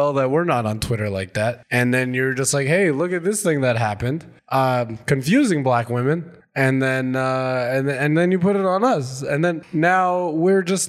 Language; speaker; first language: English; native; English